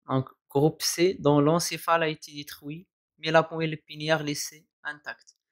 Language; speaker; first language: French; non-native, local second language; Arabic